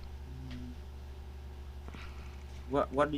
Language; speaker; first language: English; non-native, learner; Vietnamese